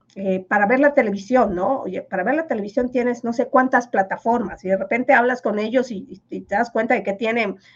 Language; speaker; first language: Spanish; non-native, local second language; Yucateco